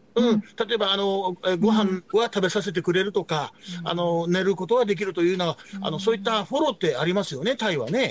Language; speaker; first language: Japanese; native; Japanese